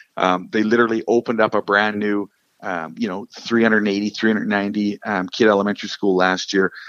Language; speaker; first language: English; native; English